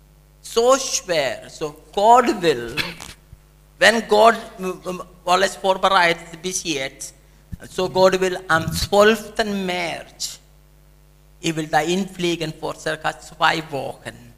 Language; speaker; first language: German; non-native, learner; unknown